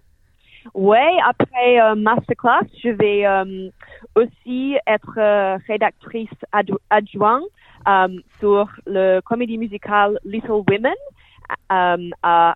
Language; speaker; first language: French; non-native, fluent; English